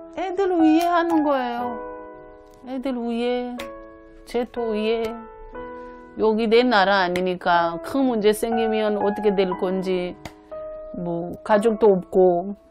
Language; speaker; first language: Korean; non-native, learner; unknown